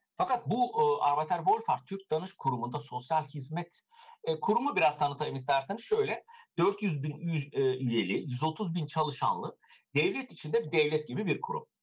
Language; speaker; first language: Turkish; early bilingual, heritage; Turkish